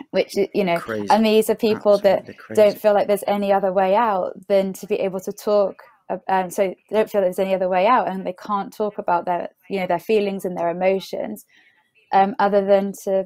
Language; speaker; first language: English; native; English